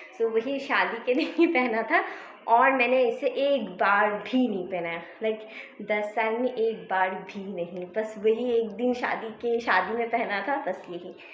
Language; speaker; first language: Hindi; non-native, local second language; Bangla